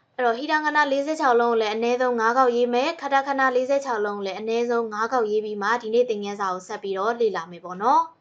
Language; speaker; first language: Burmese; native; Burmese